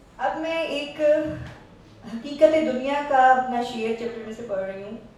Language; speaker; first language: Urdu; non-native, local second language; Saraiki